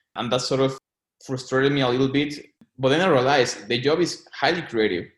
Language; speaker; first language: English; non-native, fluent; Spanish